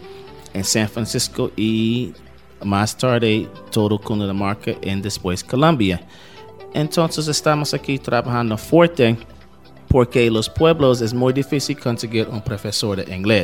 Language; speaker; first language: Spanish; non-native, learner; English